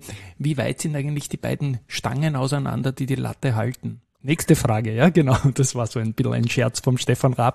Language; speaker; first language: German; native; German